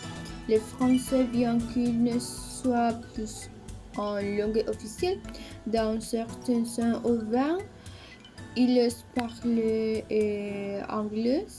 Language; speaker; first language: French; non-native, learner; Spanish